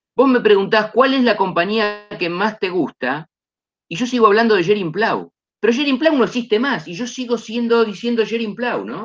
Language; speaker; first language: Spanish; native; Spanish